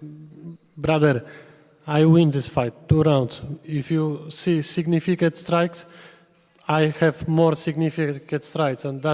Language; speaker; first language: English; non-native, learner; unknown